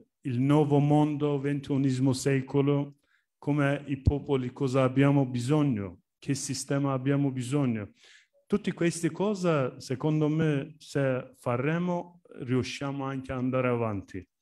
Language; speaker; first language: Italian; non-native, learner; Turkish